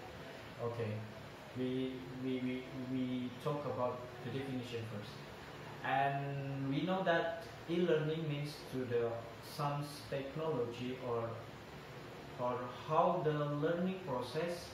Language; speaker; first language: English; non-native, learner; Indonesian